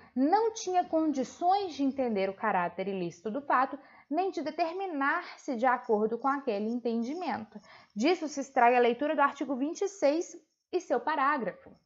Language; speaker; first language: Portuguese; native; Portuguese